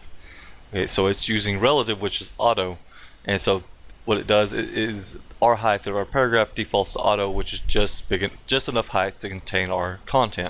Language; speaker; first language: English; native; English